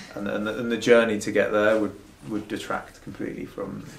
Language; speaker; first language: English; native; English